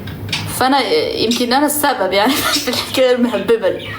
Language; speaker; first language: Arabic; native; Arabic